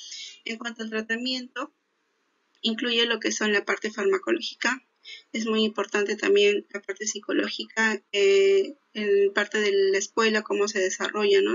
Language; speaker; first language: Spanish; native; Spanish